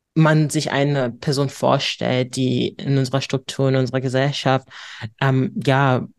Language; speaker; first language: German; native; German